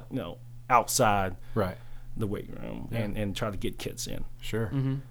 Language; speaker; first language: English; early bilingual, other home language; Chinese